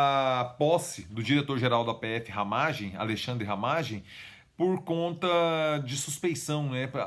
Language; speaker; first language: Portuguese; native; Portuguese